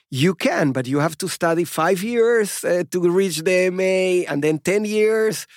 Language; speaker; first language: English; non-native, fluent; Spanish